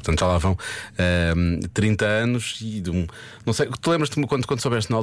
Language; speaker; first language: Portuguese; native; Portuguese